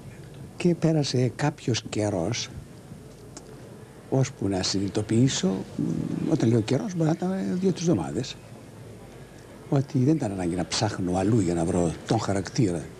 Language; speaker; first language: Greek; native; Greek